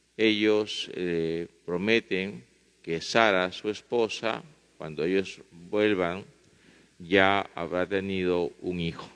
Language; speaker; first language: Spanish; native; Spanish